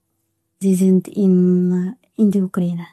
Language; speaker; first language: German; non-native, learner; Russian